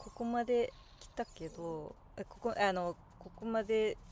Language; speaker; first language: Japanese; non-native, fluent; English